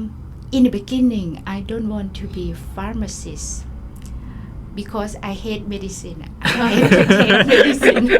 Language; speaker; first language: English; non-native, learner; Thai